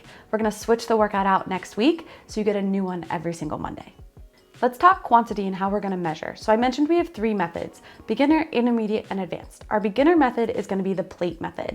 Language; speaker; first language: English; native; English